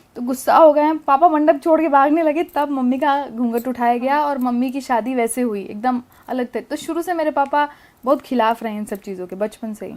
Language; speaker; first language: Hindi; native; Hindi